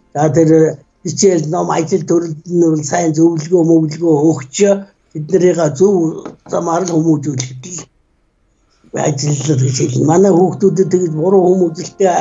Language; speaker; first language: Mongolian; native; Mongolian